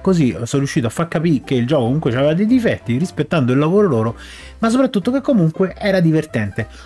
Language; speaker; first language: Italian; native; Italian